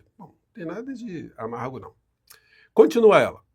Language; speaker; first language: Portuguese; native; Portuguese